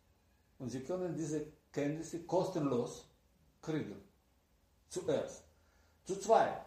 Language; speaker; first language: German; non-native, learner; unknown